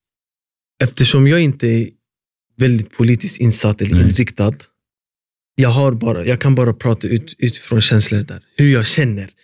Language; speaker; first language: Swedish; early bilingual, other home language; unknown